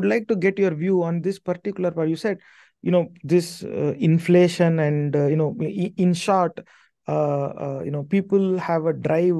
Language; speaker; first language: English; non-native, local second language; Tamil